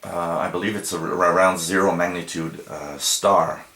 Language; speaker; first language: English; non-native, local second language; French